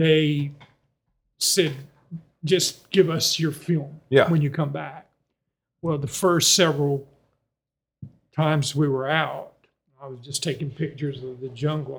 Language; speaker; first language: English; native; English